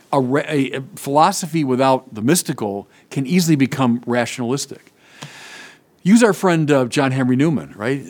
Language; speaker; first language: English; native; English